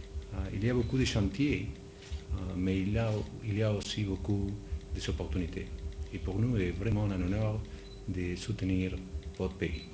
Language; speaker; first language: French; non-native, fluent; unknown